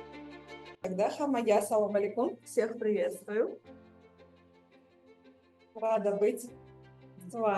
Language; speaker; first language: Russian; non-native, local second language; Uzbek